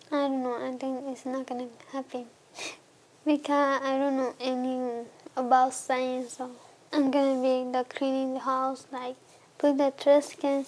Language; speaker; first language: English; non-native, learner; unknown